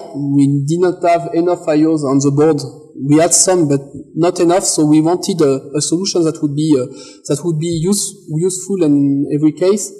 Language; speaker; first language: English; non-native, fluent; French